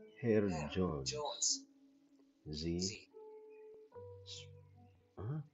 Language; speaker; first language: German; non-native, learner; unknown